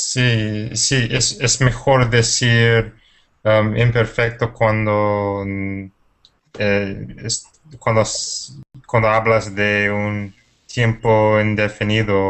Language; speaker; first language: Spanish; non-native, fluent; English